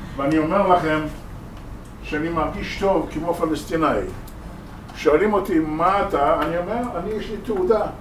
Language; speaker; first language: Hebrew; non-native, local second language; Arabic